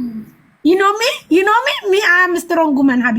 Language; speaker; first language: English; non-native, learner; Amharic